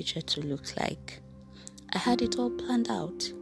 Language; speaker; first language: English; non-native, local second language; Luo (Kenya and Tanzania)